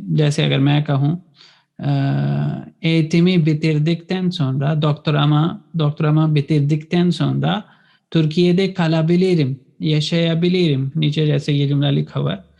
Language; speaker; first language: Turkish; non-native, fluent; Urdu